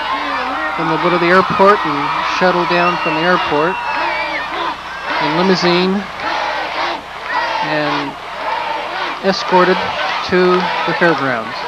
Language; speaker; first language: English; native; English